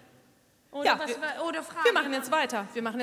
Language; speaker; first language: German; native; German